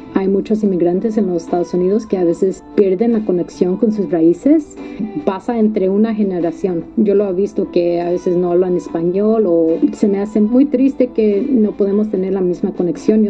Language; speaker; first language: Spanish; early bilingual, heritage; Spanish